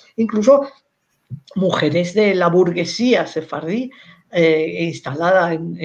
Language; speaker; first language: Spanish; native; Spanish